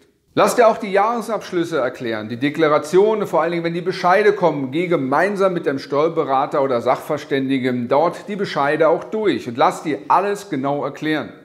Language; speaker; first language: German; native; German